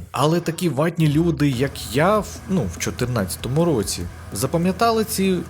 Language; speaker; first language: Ukrainian; early bilingual, other home language; Russian